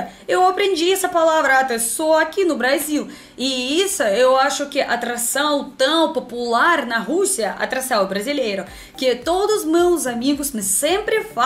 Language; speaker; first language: Portuguese; non-native, learner; Russian